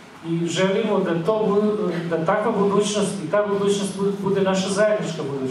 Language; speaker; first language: Bosnian; native; Bosnian